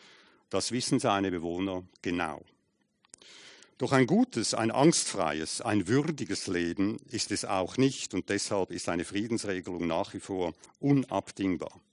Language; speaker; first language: German; native; German